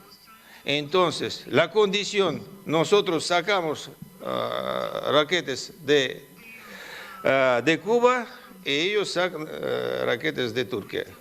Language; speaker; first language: Spanish; non-native, fluent; Russian